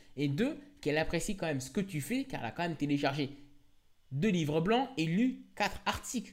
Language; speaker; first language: French; native; French